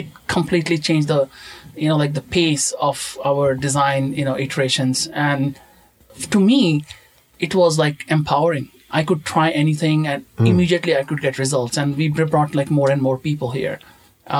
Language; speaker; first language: English; non-native, local second language; Konkani